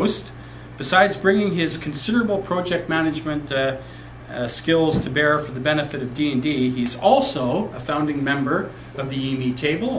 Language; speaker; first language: English; native; English